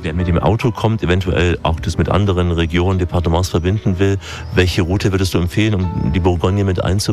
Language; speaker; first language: German; native; German